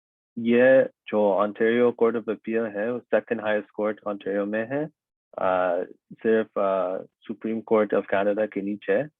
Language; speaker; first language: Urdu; early bilingual, heritage; Urdu